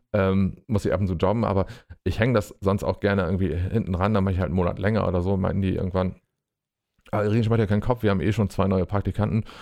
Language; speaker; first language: German; native; German